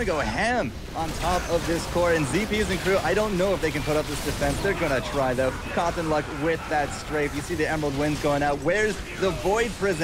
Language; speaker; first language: English; native; English